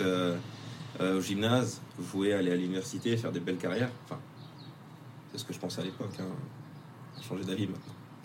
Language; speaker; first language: French; native; French